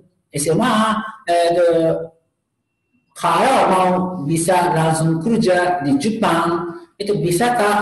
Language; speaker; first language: Indonesian; non-native, learner; Japanese